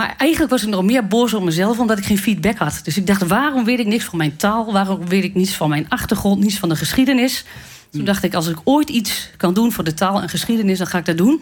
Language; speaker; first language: Dutch; native; Dutch